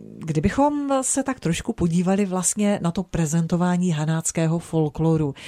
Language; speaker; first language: Czech; native; Czech